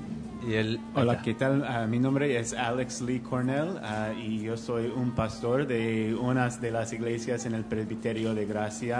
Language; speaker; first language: Spanish; non-native, fluent; English